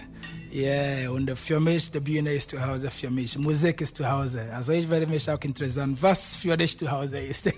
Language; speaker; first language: German; non-native, fluent; Akan